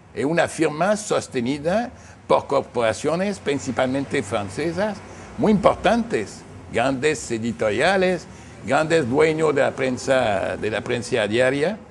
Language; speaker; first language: Spanish; non-native, fluent; English